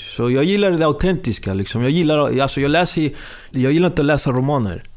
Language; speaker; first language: Swedish; early bilingual, other home language; Spanish